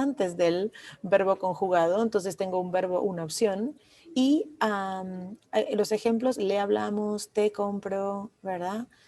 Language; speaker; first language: Spanish; non-native, fluent; English